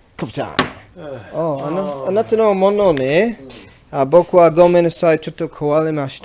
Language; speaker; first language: Japanese; non-native, learner; English